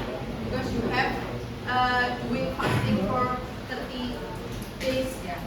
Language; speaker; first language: English; non-native, fluent; Indonesian